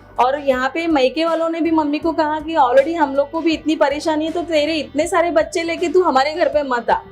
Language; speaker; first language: Hindi; non-native, local second language; Marathi